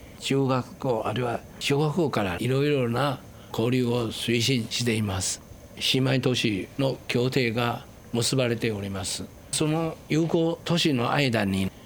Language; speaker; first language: Japanese; non-native, fluent; Chinese